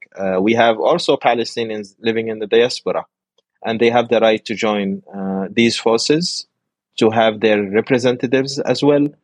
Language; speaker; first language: English; non-native, fluent; Arabic